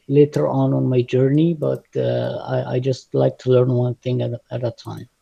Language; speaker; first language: English; non-native, fluent; Arabic